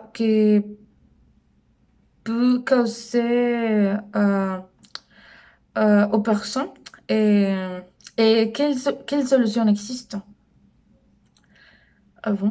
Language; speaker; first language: French; non-native, learner; Spanish